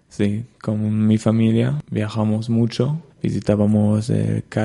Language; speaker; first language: Spanish; non-native, learner; German